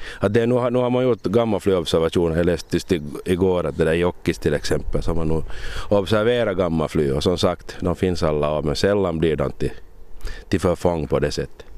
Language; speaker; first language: Swedish; native; Swedish